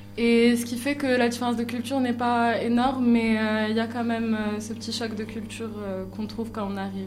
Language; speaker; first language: French; non-native, local second language; Arabic